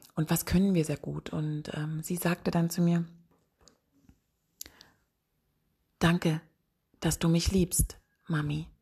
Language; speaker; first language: German; native; German